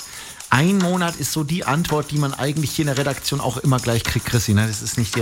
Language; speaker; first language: German; native; German